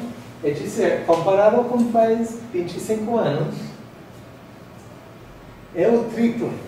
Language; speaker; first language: Portuguese; non-native, fluent; English